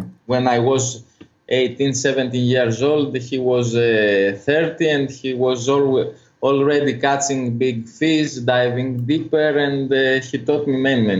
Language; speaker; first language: English; non-native, fluent; Greek